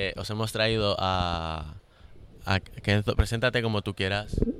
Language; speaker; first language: Spanish; native; Spanish